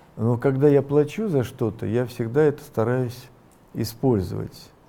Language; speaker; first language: Russian; native; Russian